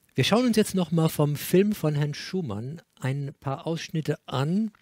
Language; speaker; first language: German; native; German